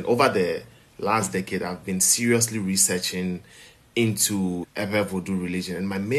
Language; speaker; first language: English; non-native, local second language; Ewe